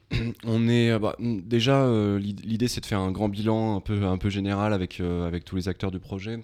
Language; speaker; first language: French; native; French